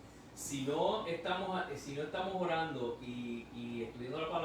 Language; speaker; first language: Spanish; native; Spanish